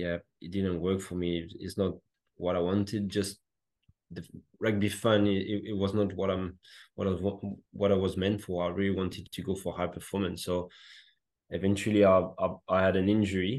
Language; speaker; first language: English; non-native, fluent; French